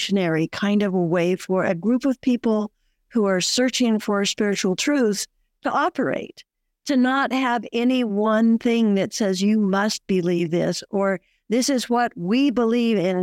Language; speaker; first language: English; native; English